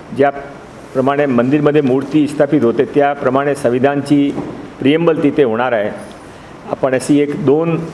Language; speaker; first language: Marathi; non-native, local second language; Hindi